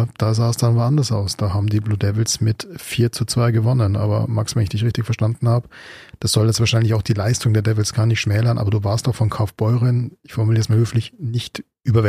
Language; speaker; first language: German; native; German